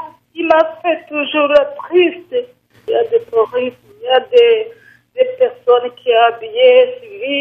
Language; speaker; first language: French; non-native, learner; Rundi